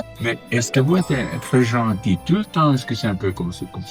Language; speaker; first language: French; non-native, learner; German